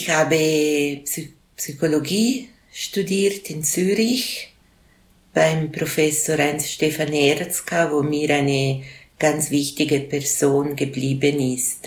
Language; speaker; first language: German; non-native, local second language; Italian